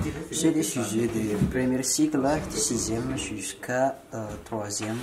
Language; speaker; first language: French; non-native, local second language; Malagasy